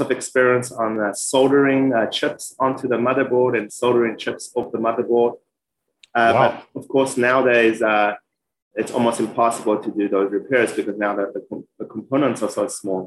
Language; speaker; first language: English; early bilingual, other home language; Chinese